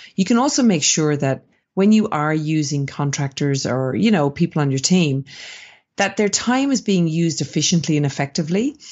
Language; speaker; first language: English; native; English